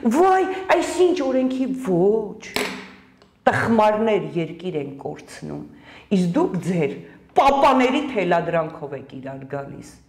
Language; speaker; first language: Armenian; native; Armenian